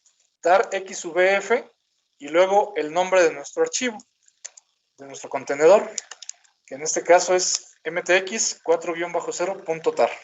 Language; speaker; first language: Spanish; native; Spanish